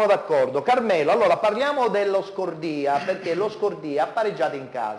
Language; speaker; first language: Italian; native; Italian